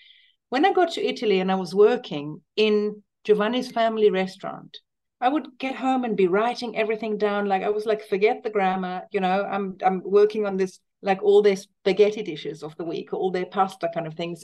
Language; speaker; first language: English; native; English